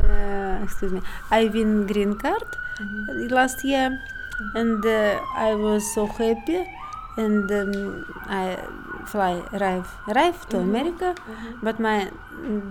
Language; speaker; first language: English; non-native, learner; Russian